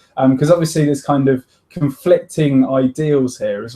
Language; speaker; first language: English; native; English